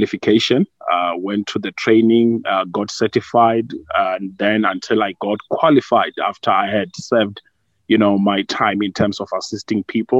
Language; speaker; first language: English; non-native, local second language; Venda